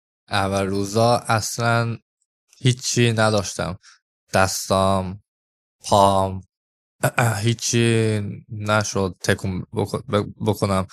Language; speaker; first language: Persian; early bilingual, heritage; English